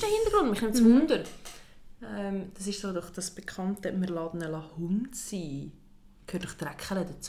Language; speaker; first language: German; native; German